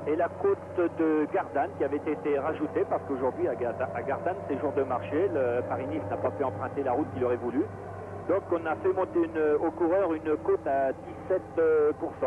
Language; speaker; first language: French; native; French